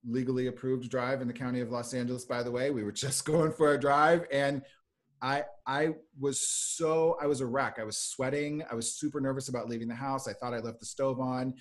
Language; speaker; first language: English; native; English